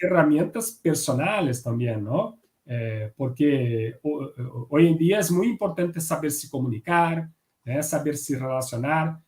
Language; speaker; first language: Spanish; non-native, fluent; Portuguese